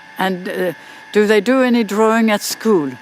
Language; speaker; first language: English; non-native, fluent; French